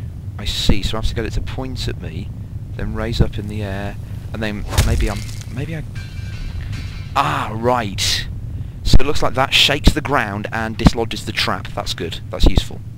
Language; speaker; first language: English; native; English